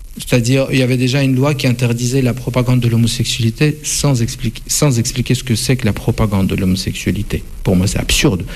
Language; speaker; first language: French; non-native, fluent; Russian